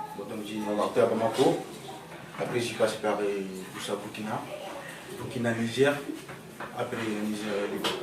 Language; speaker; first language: French; non-native, local second language; Soninke